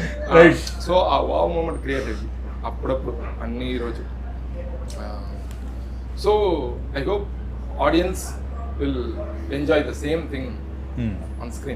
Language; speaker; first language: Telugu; non-native, fluent; Tamil